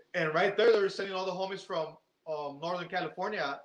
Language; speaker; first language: English; native; English